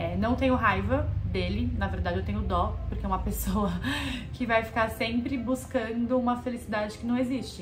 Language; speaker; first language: Portuguese; native; Portuguese